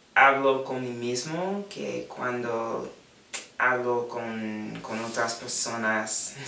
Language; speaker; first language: Spanish; non-native, learner; English